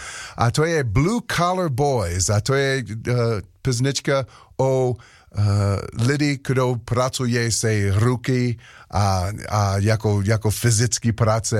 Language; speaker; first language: Czech; non-native, learner; English